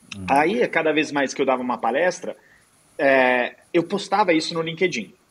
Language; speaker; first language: Portuguese; non-native, fluent; Italian